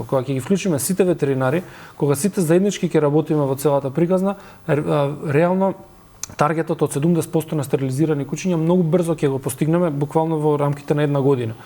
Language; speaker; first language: Macedonian; native; Macedonian